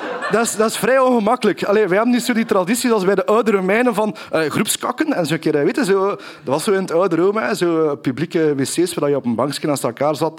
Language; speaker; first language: Dutch; native; Dutch